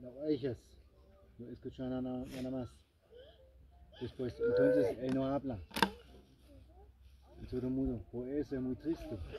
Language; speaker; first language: Spanish; non-native, learner; German